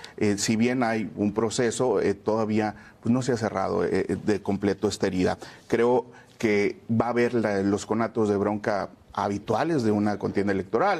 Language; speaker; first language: Spanish; native; Spanish